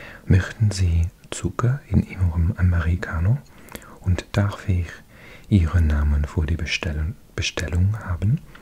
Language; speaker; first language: German; non-native, learner; English